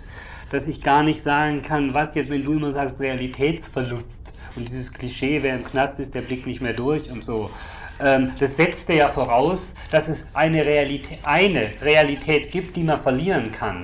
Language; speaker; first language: German; native; German